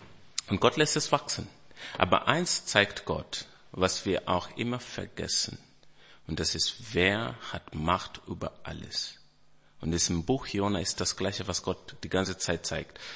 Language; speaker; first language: German; non-native, fluent; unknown